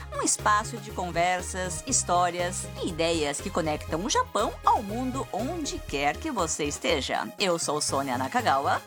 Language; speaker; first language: Portuguese; native; Portuguese